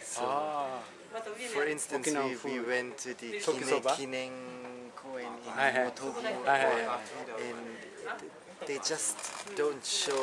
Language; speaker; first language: English; non-native, fluent; German